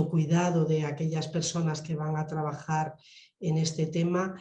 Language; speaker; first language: Spanish; native; Spanish